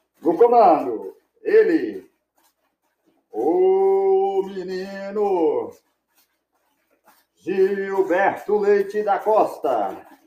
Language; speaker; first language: Portuguese; native; Portuguese